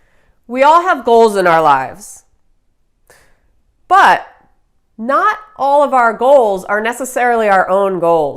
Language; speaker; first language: English; native; English